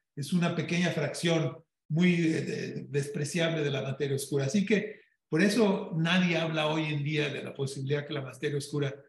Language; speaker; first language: Spanish; native; Spanish